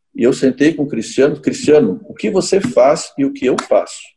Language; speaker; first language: Portuguese; native; Portuguese